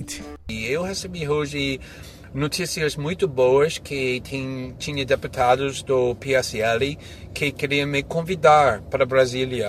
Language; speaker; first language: Portuguese; non-native, fluent; English